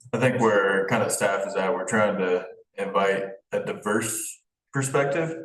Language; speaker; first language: English; native; English